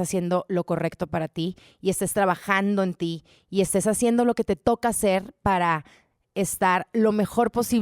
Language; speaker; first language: Spanish; native; Spanish